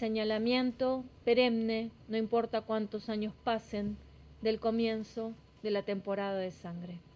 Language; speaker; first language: Spanish; native; Spanish